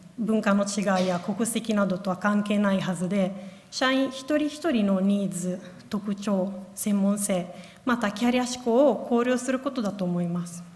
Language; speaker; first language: Japanese; non-native, fluent; Italian